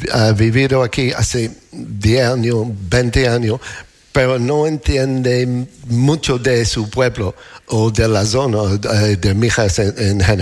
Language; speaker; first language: Spanish; non-native, learner; English